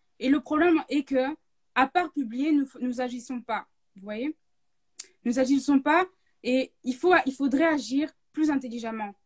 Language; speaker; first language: French; native; French